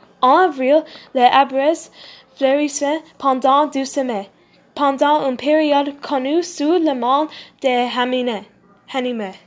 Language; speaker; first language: French; non-native, learner; English